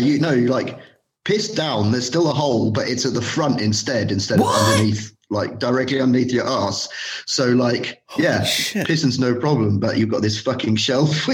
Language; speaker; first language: English; native; English